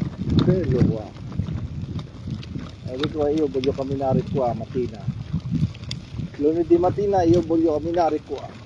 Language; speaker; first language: Italian; non-native, learner; Filipino